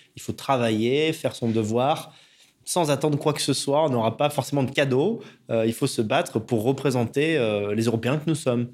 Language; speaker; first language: French; native; French